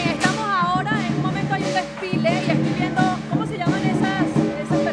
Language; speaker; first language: Spanish; native; Spanish